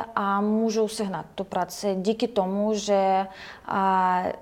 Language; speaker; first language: Czech; native; Czech